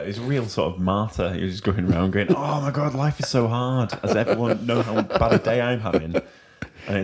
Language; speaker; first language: English; native; English